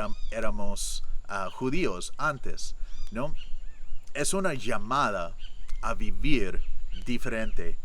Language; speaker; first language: Spanish; non-native, fluent; English